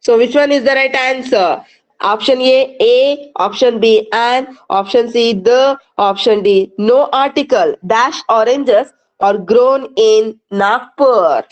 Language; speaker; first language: English; non-native, local second language; Kannada